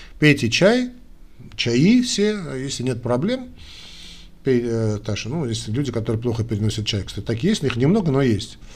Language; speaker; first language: Russian; non-native, local second language; Armenian